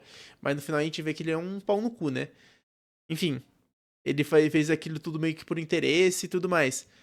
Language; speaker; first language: Portuguese; native; Portuguese